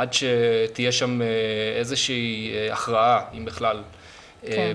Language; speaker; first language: Hebrew; native; Hebrew